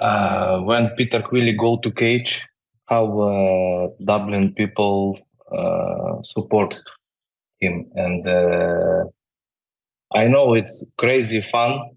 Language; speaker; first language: English; non-native, learner; Ukrainian